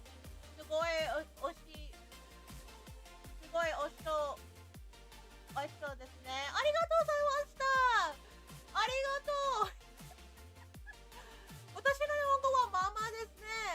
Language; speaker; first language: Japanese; non-native, learner; English